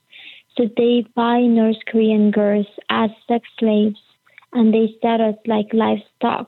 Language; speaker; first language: English; early bilingual, other home language; Korean